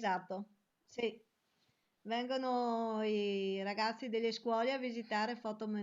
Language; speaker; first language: Italian; native; Italian